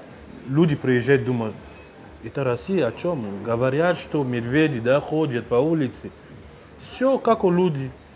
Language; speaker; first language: Russian; non-native, fluent; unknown